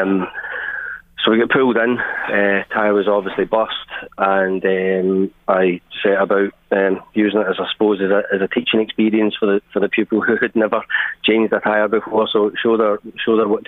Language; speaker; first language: English; native; English